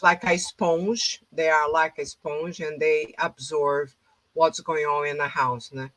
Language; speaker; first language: English; non-native, fluent; Portuguese